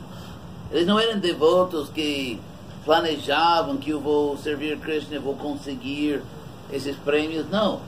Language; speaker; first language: Portuguese; non-native, fluent; English